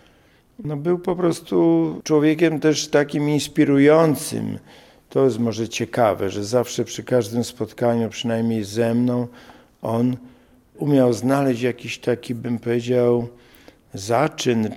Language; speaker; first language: Polish; native; Polish